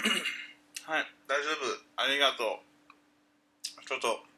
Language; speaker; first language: Japanese; non-native, learner; English